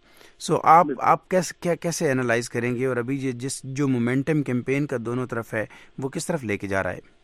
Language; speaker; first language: Urdu; native; Urdu